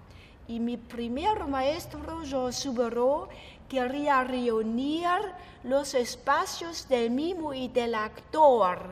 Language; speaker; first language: Spanish; non-native, fluent; German